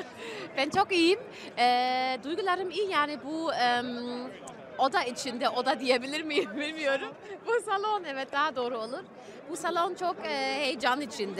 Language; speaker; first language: Turkish; early bilingual, heritage; German